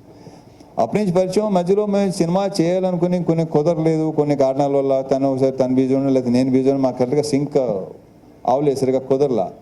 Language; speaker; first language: Telugu; native; Telugu